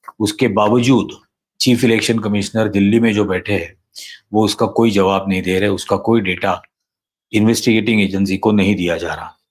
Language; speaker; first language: Hindi; non-native, local second language; Marathi